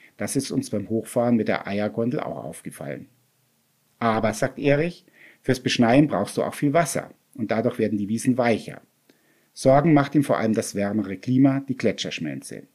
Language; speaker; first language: German; native; German